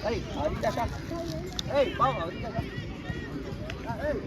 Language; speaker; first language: Spanish; native; Spanish